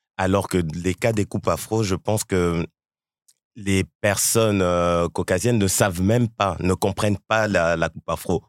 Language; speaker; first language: French; early bilingual, other home language; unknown